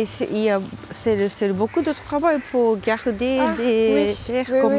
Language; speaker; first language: French; non-native, learner; Japanese